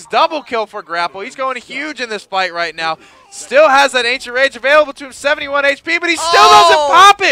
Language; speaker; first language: English; native; English